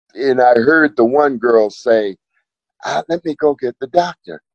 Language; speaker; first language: English; native; English